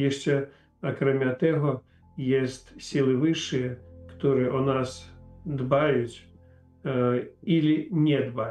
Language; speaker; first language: Polish; non-native, learner; Ukrainian